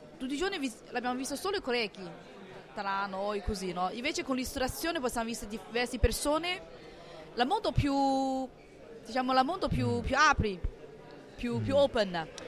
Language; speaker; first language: Italian; non-native, learner; Chinese